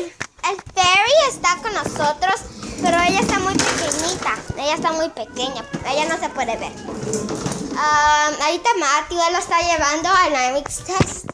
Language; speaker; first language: Spanish; early bilingual, heritage; Spanish